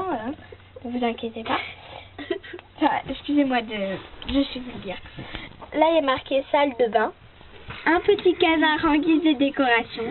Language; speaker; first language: French; native; French